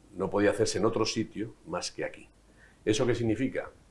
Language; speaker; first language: Spanish; native; Spanish